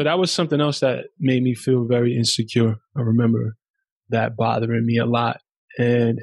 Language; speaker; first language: English; early bilingual, other home language; German